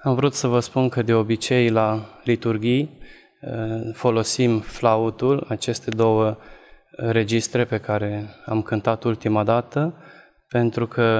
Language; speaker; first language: Romanian; non-native, local second language; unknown